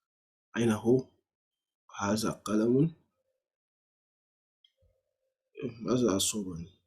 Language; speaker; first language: Arabic; non-native, fluent; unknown